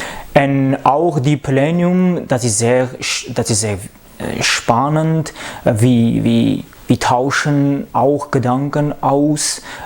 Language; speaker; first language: German; non-native, learner; French